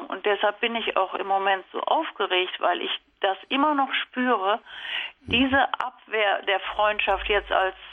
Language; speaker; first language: German; native; German